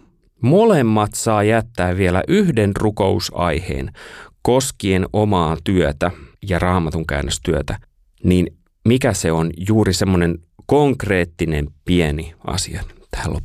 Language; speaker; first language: Finnish; native; Finnish